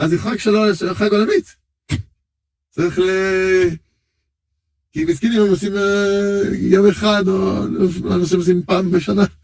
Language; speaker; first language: Hebrew; non-native, fluent; French